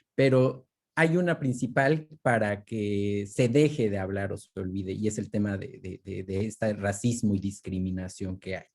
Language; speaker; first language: Spanish; non-native, local second language; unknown